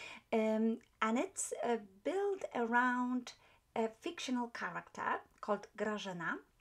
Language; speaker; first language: English; non-native, fluent; Polish